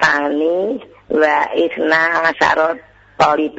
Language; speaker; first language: Arabic; non-native, learner; Indonesian